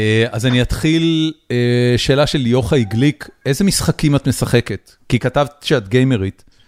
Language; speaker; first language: Hebrew; native; Hebrew